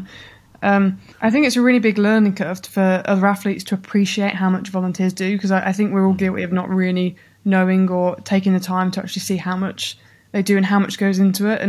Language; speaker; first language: English; native; English